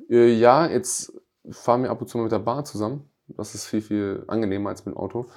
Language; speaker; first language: German; early bilingual, other home language; Albanian